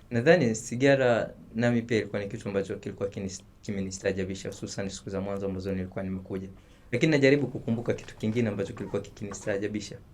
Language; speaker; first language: Swahili; native; Swahili